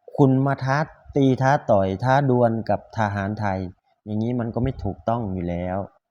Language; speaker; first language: Thai; native; Thai